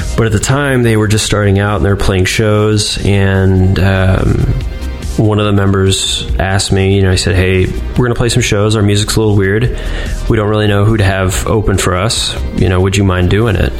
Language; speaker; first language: English; native; English